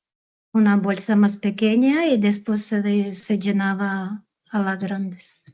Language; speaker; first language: Spanish; non-native, fluent; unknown